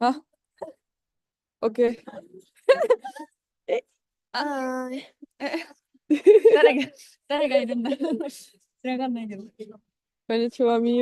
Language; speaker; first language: Japanese; non-native, learner; German